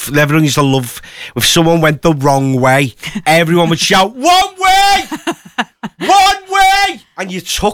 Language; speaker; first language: English; native; English